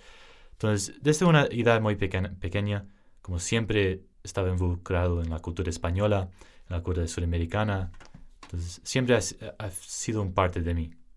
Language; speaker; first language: Spanish; early bilingual, heritage; English